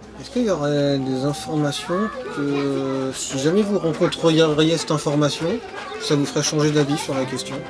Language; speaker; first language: French; native; French